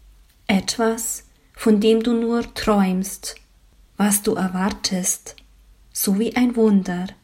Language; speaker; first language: German; native; German